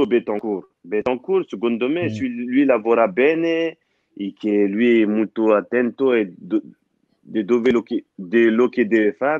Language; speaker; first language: Italian; non-native, fluent; French